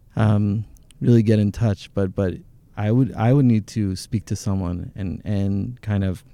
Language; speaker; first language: English; early bilingual, other home language; Hebrew